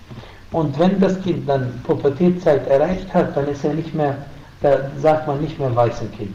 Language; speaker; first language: German; non-native, fluent; Arabic